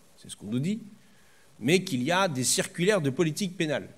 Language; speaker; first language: French; native; French